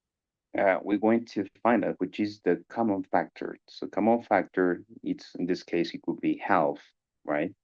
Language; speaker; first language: English; non-native, fluent; Spanish